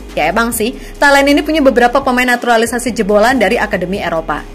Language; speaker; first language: Indonesian; native; Indonesian